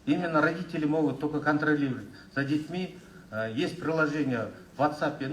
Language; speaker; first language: Russian; non-native, local second language; Kazakh